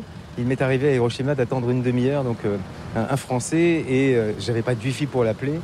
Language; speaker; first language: French; native; French